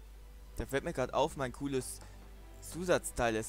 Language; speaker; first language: German; native; German